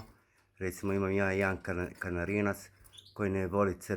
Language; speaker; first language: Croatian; non-native, fluent; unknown